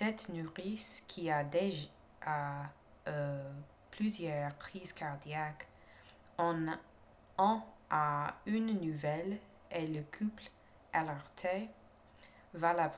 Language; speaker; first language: French; non-native, learner; English